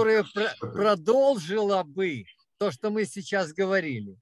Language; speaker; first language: Russian; native; Russian